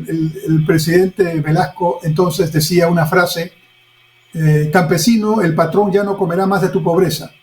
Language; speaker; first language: Spanish; native; Spanish